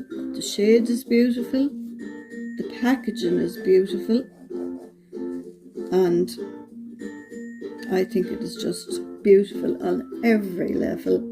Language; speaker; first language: English; native; English